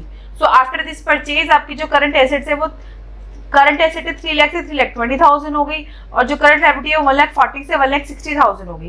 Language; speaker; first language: Hindi; native; Hindi